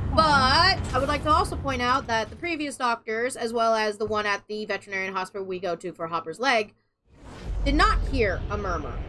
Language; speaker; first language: English; native; English